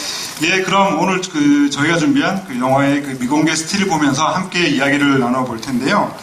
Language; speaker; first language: Korean; native; Korean